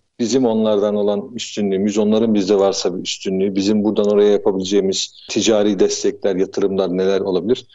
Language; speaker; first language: Turkish; native; Turkish